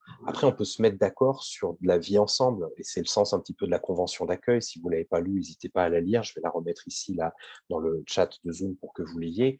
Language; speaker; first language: French; native; French